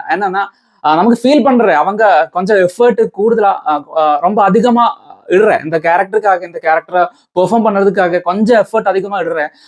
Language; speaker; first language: Tamil; non-native, learner; Malayalam